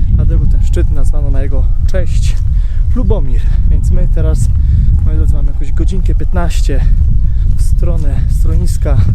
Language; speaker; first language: Polish; native; Polish